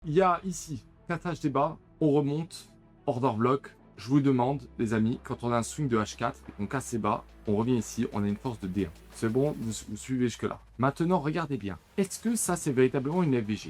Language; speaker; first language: French; native; French